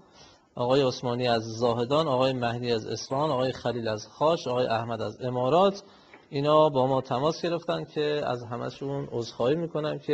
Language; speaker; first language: Persian; native; Persian